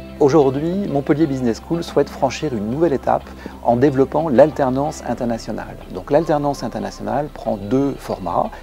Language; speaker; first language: French; native; French